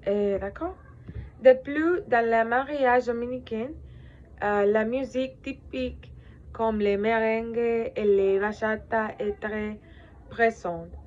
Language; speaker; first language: French; non-native, learner; Spanish